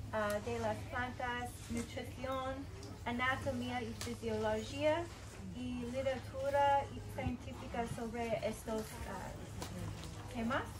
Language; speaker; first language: Spanish; non-native, learner; English